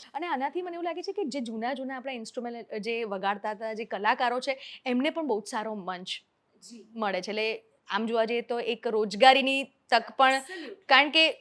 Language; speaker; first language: Gujarati; native; Gujarati